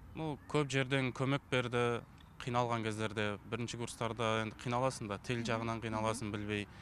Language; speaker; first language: Kyrgyz; non-native, fluent; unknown